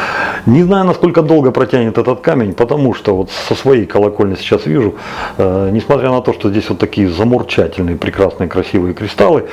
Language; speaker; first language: Russian; native; Russian